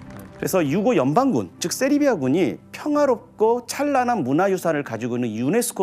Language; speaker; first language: Korean; native; Korean